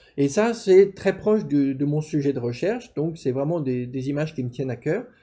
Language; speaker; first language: French; native; French